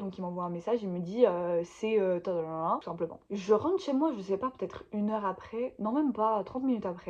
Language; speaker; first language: French; native; French